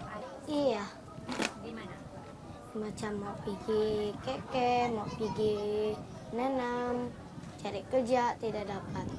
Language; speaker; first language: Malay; non-native, local second language; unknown